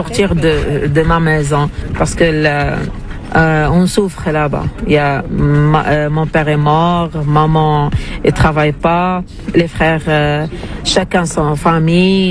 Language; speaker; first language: French; non-native, learner; Arabic